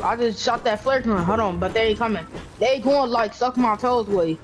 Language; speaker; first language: English; native; English